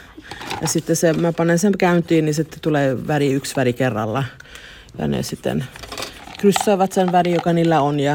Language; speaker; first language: Finnish; early bilingual, heritage; Finnish